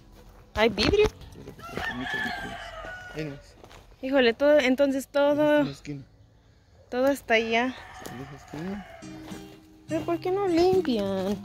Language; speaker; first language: Spanish; early bilingual, other home language; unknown